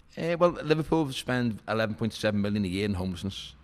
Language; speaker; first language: English; native; English